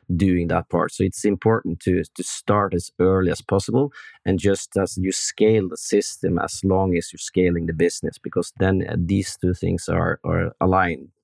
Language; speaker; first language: English; non-native, fluent; Norwegian